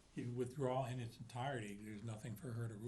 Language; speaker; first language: English; native; English